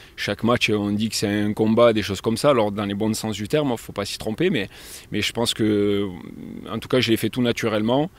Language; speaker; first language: French; native; French